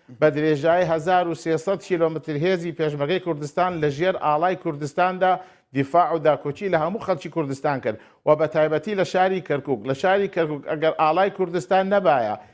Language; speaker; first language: Central Kurdish; non-native, local second language; Turkish